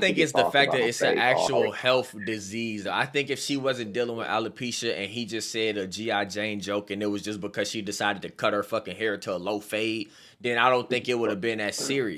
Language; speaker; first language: English; native; English